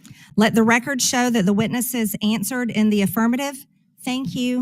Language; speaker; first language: English; native; English